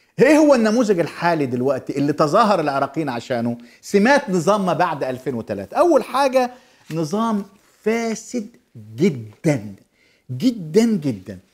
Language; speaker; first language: Arabic; native; Arabic